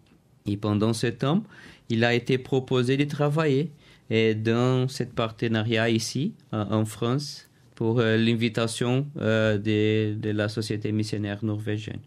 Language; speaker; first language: French; non-native, learner; Portuguese